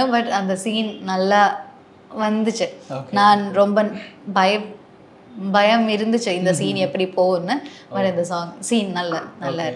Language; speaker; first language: Tamil; non-native, learner; Malayalam